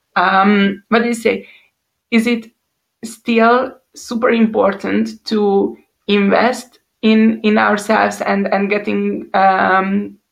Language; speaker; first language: English; non-native, fluent; Hungarian